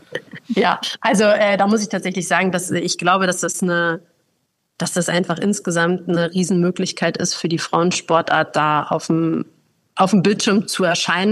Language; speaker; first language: German; native; German